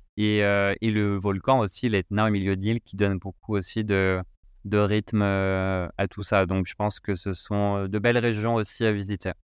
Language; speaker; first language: French; native; French